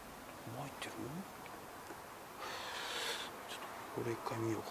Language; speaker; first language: Japanese; native; Japanese